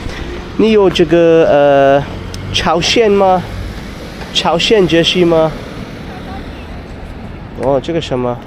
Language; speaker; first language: Chinese; non-native, learner; English